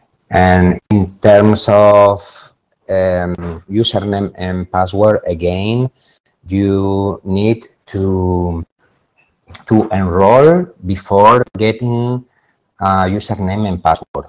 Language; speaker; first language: English; non-native, fluent; Spanish